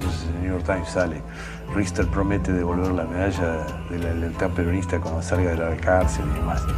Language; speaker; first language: Spanish; native; Spanish